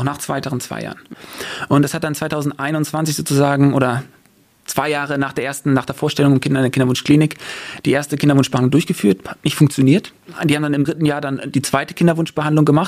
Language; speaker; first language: German; native; German